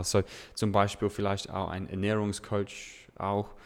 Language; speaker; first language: German; non-native, learner; English